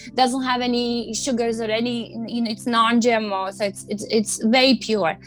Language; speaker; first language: English; non-native, fluent; Latvian